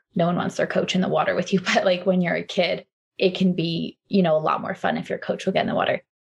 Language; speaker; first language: English; native; English